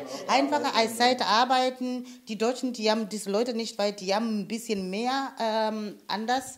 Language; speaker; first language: German; non-native, fluent; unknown